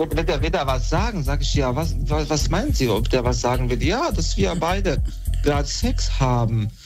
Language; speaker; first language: German; non-native, fluent; Bosnian